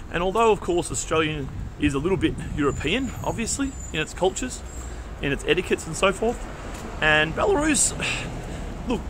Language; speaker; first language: English; native; English